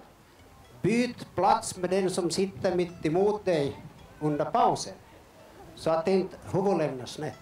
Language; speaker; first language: Swedish; native; Swedish